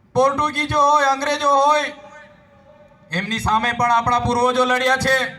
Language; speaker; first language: Gujarati; non-native, local second language; Vasavi